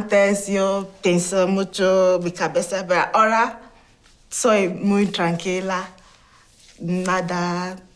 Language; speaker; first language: Spanish; non-native, learner; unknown